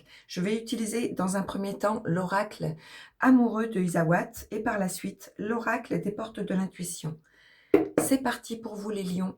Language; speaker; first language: French; native; French